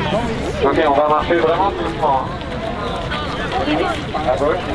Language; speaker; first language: French; native; French